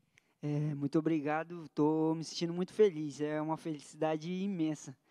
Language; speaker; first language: Portuguese; native; Portuguese